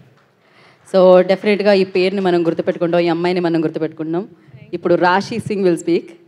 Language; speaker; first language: Telugu; native; Telugu